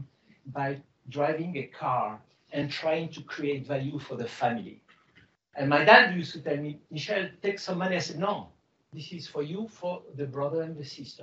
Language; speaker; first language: English; non-native, fluent; Arabic